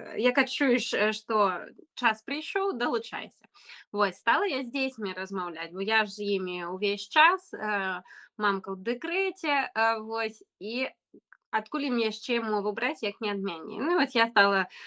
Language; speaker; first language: Belarusian; non-native, local second language; Russian